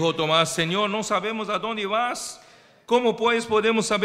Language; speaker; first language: Spanish; non-native, fluent; Portuguese